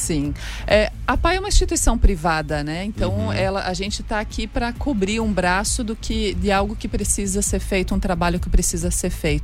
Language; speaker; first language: Portuguese; native; Portuguese